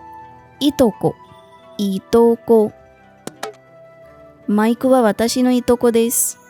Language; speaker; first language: Japanese; non-native, fluent; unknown